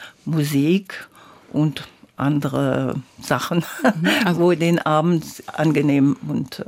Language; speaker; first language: German; non-native, learner; French